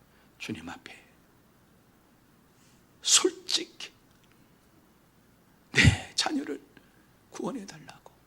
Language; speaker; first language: Korean; native; Korean